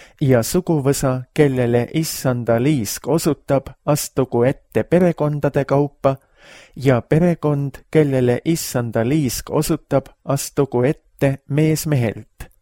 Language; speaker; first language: Estonian; native; Estonian